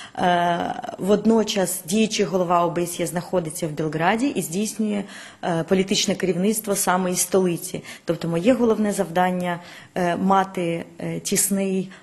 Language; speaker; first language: Ukrainian; native; Ukrainian